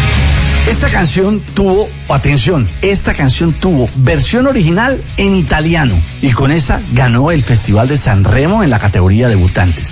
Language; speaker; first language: Spanish; native; Spanish